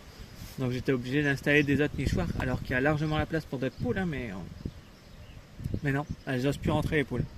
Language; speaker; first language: French; native; French